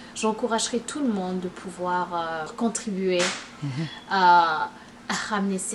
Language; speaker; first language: French; non-native, local second language; Rundi